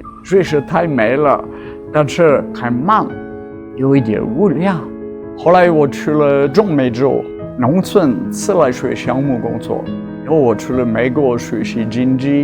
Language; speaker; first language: Chinese; non-native, fluent; French